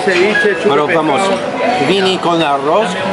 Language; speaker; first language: Spanish; non-native, learner; English